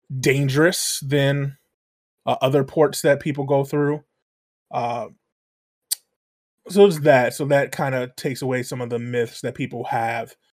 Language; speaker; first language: English; native; English